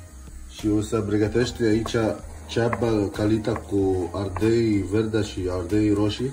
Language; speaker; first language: Romanian; non-native, learner; Arabic